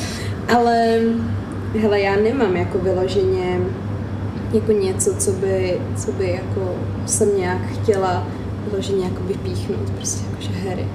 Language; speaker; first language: Czech; native; Czech